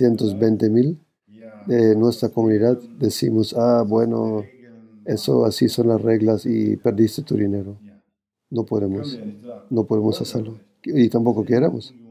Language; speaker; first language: Spanish; non-native, fluent; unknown